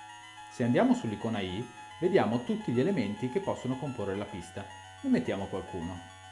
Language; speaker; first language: Italian; native; Italian